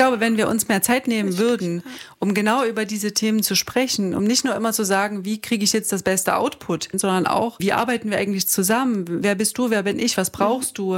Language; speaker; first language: German; native; German